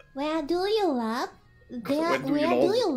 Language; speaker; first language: English; non-native, learner; Japanese